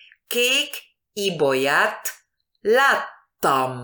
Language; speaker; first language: Hungarian; early bilingual, heritage; Hungarian